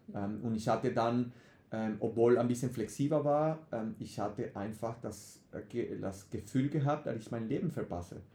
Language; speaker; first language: German; non-native, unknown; Spanish